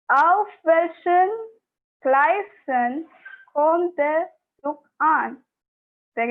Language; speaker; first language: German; non-native, learner; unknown